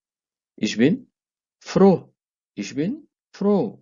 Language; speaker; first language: German; non-native, fluent; Urdu